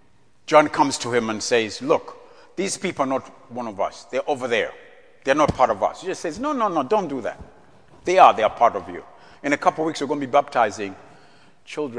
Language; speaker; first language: English; non-native, local second language; Ganda